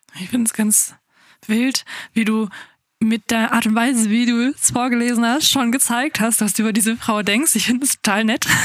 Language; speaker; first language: German; early bilingual, other home language; Afrikaans